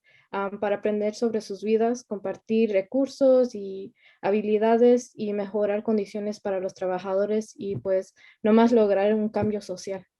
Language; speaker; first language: Spanish; early bilingual, heritage; Spanish